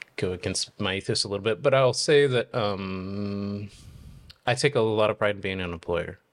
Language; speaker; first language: English; native; English